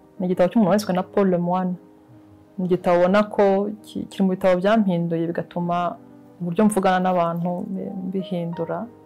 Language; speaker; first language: Kinyarwanda; early bilingual, heritage; Kinyarwanda